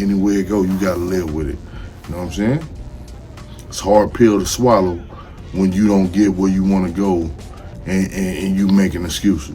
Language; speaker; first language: English; native; English